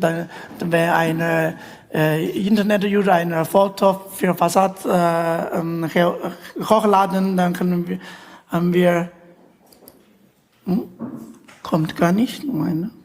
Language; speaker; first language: German; non-native, learner; Chinese